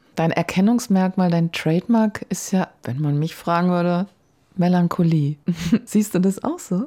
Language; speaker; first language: German; native; German